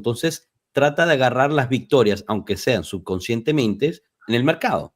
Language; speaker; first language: Spanish; native; Spanish